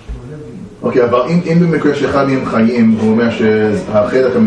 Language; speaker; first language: Hebrew; non-native, fluent; English